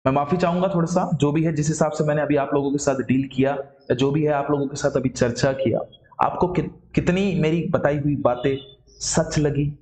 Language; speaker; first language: Hindi; non-native, local second language; Marathi